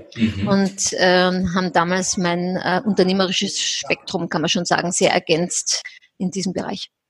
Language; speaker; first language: German; native; German